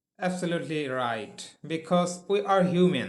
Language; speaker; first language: English; non-native, learner; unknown